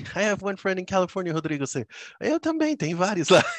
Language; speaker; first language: Portuguese; non-native, fluent; English